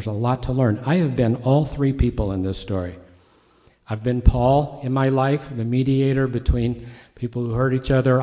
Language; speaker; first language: English; native; English